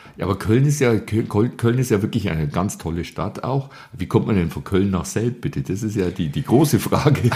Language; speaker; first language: German; native; German